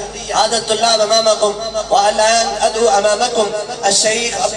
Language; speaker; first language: Arabic; non-native, fluent; Urdu